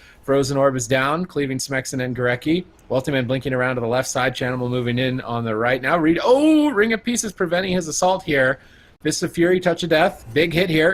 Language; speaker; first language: English; native; English